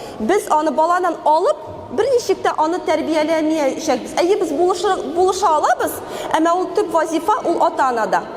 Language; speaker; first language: Tatar; native; Tatar